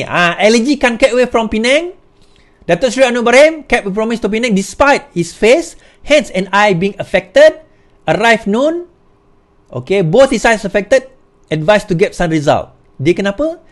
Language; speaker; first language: English; non-native, local second language; Malay